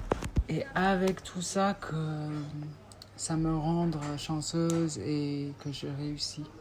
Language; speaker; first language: French; non-native, fluent; English